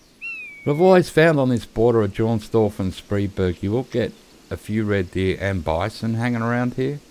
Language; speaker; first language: English; native; English